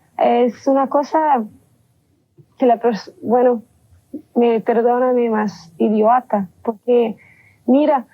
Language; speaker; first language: Spanish; non-native, learner; Portuguese